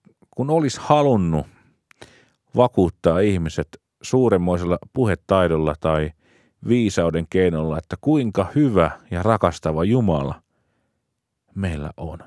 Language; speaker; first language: Finnish; native; Finnish